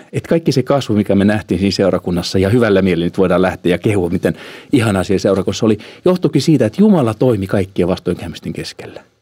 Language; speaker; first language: Finnish; early bilingual, heritage; Finnish